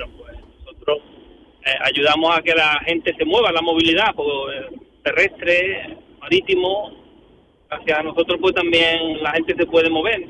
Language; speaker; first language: Spanish; native; Spanish